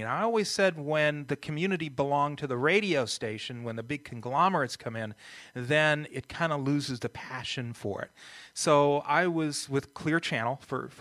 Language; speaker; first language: English; early bilingual, other home language; Italian